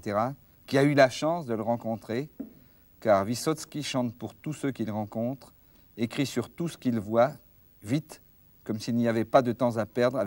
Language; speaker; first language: French; native; French